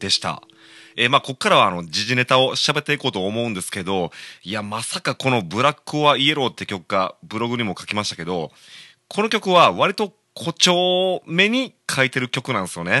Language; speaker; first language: Japanese; native; Japanese